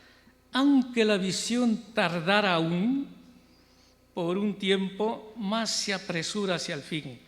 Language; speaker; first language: Spanish; native; Spanish